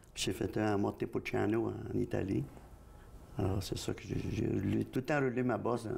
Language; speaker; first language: French; native; French